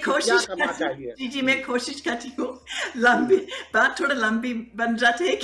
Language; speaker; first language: Hindi; non-native, fluent; Italian